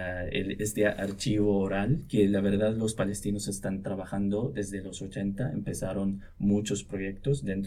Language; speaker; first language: Spanish; non-native, local second language; Arabic